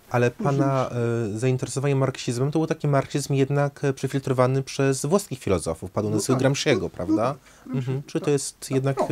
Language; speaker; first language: Polish; native; Polish